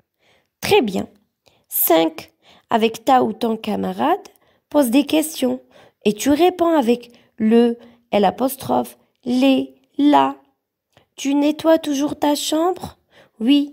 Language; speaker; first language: French; non-native, local second language; Arabic